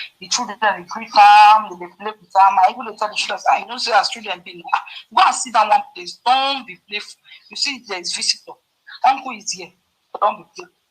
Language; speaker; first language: Nigerian Pidgin; non-native, local second language; Yoruba